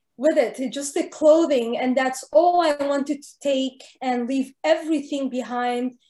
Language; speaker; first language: English; non-native, fluent; Arabic